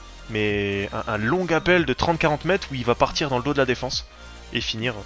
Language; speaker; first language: French; native; French